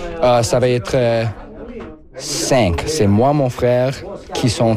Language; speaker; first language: French; non-native, local second language; English